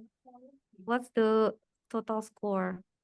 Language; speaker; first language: English; non-native, fluent; Indonesian